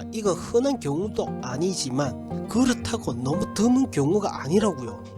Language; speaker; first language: Korean; early bilingual, heritage; Korean